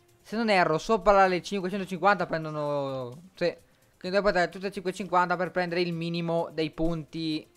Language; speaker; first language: Italian; native; Italian